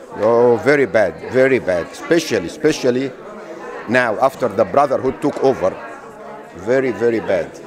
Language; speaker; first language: English; non-native, fluent; Arabic